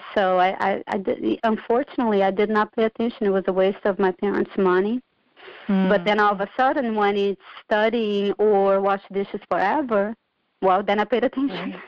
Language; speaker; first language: English; non-native, fluent; Portuguese